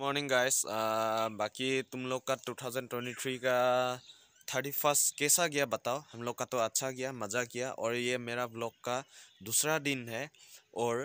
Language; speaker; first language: Hindi; non-native, local second language; Assamese